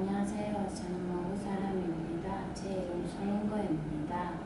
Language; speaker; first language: Korean; non-native, learner; Mongolian